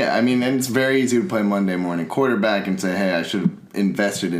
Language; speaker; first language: English; native; English